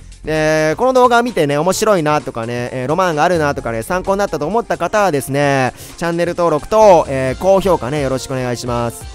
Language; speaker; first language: Japanese; native; Japanese